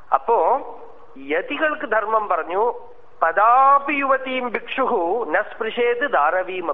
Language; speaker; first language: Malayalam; non-native, local second language; Tamil